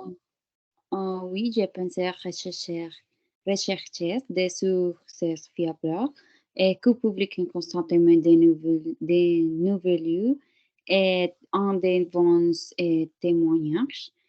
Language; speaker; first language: French; non-native, learner; Spanish